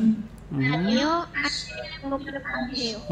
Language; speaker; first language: Korean; non-native, learner; Indonesian